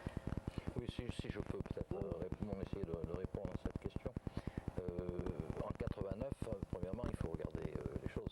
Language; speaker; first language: French; native; French